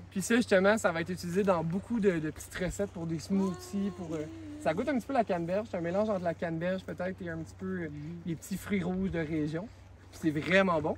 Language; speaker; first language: French; native; French